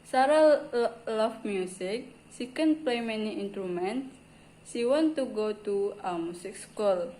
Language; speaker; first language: English; non-native, learner; Indonesian